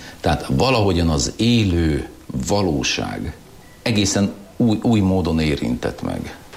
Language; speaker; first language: Hungarian; non-native, local second language; German